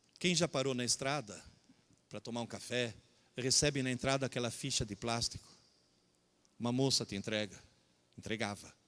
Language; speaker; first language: Portuguese; early bilingual, other home language; Italian